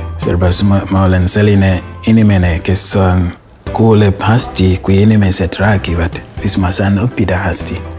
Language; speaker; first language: Estonian; non-native, learner; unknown